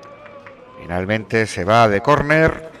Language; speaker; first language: Spanish; native; Spanish